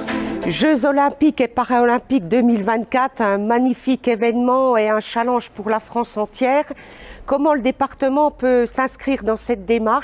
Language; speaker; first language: French; native; French